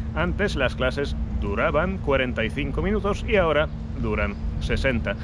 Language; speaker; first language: Spanish; non-native, fluent; Polish